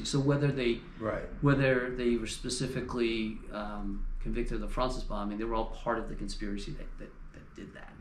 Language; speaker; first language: English; native; English